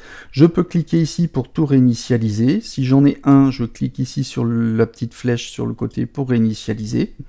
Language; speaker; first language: French; native; French